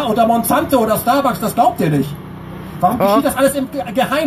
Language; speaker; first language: German; native; German